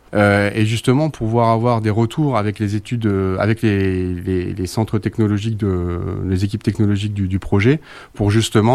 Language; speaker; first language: French; native; French